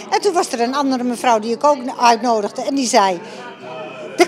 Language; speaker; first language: Dutch; native; Dutch